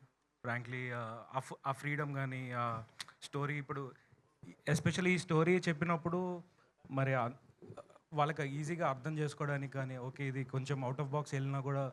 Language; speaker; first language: Telugu; native; Telugu